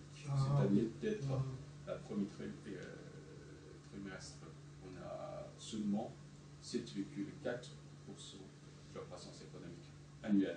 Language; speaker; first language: French; non-native, fluent; Chinese